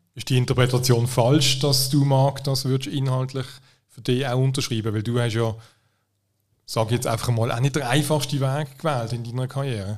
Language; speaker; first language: German; native; German